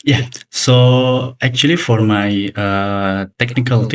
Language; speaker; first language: English; non-native, learner; Indonesian